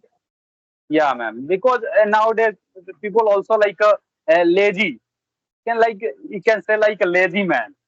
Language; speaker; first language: English; non-native, learner; Bhojpuri